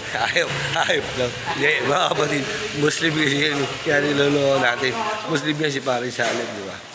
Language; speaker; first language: Filipino; native; Filipino